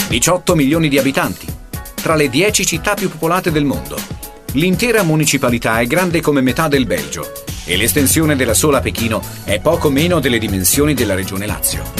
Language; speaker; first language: Italian; native; Italian